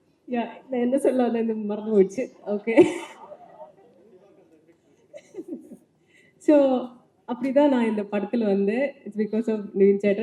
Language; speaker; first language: Tamil; non-native, learner; Malayalam